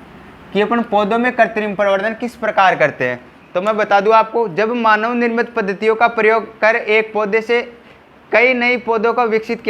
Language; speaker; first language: Hindi; native; Hindi